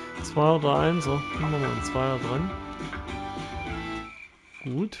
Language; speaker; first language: German; native; German